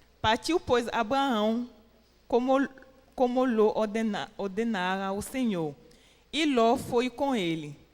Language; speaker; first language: Portuguese; non-native, fluent; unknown